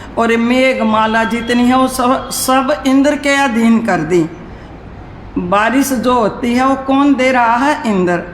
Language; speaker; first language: Hindi; native; Hindi